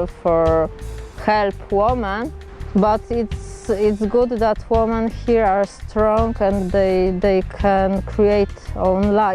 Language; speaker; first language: English; non-native, fluent; Polish